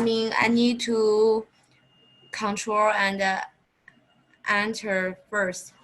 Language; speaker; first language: English; non-native, learner; Chinese